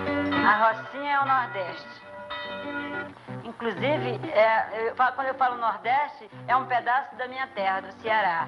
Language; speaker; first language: Portuguese; native; Portuguese